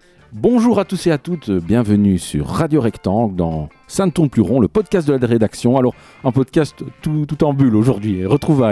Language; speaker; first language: French; native; French